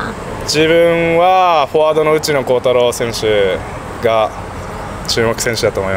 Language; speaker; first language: Japanese; native; Japanese